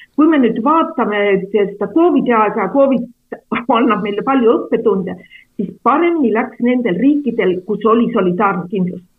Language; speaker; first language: Estonian; native; Estonian